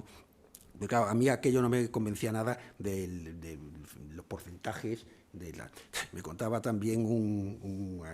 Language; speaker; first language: Spanish; native; Spanish